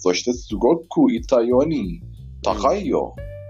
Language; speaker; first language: Japanese; non-native, learner; Persian